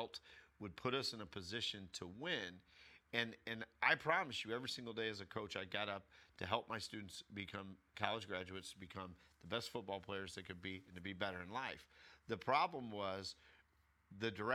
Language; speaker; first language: English; native; English